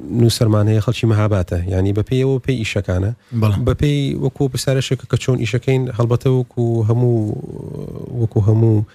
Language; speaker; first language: Central Kurdish; early bilingual, heritage; Central Kurdish